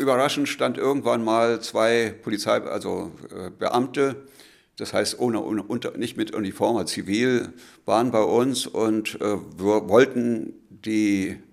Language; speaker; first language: German; native; German